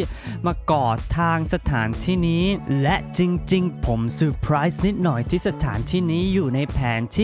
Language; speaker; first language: Thai; early bilingual, heritage; Thai